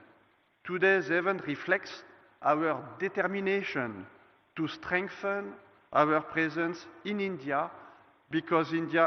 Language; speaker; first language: English; non-native, fluent; French